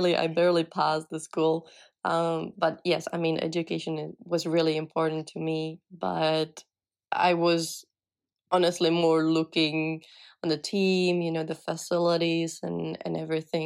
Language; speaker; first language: English; non-native, fluent; Czech